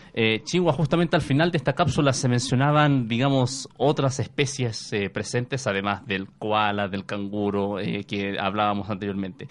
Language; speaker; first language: Spanish; native; Spanish